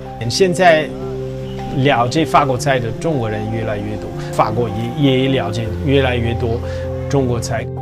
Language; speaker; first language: Chinese; non-native, fluent; French